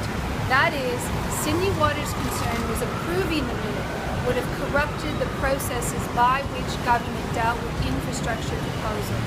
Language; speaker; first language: English; native; English